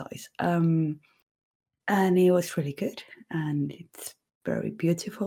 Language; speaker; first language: English; non-native, fluent; Spanish